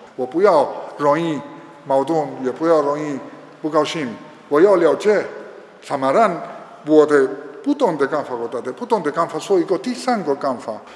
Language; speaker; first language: Chinese; non-native, learner; Spanish